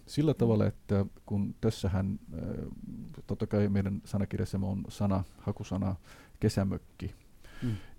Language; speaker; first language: Finnish; non-native, fluent; Somali